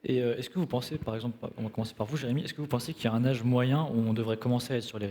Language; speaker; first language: French; native; French